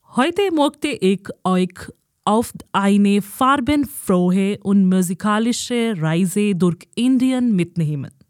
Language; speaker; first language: German; non-native, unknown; Hindi